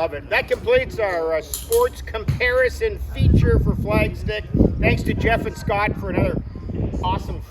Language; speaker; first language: English; native; English